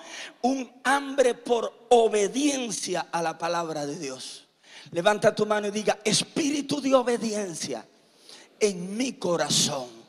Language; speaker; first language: Spanish; native; Spanish